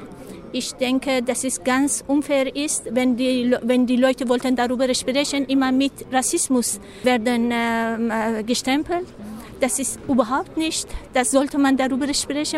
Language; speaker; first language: German; non-native, fluent; Persian